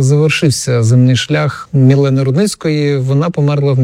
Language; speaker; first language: Ukrainian; native; Ukrainian